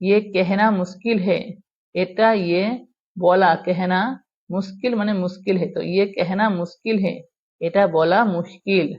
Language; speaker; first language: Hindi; non-native, fluent; Bangla